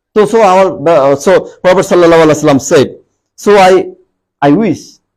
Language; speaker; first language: English; non-native, local second language; Bangla